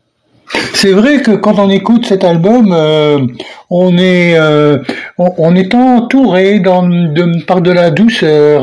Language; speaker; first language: French; native; French